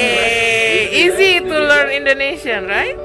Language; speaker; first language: English; non-native, learner; Indonesian